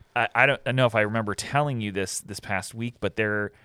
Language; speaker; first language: English; native; English